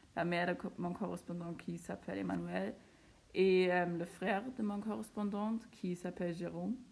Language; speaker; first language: French; non-native, learner; German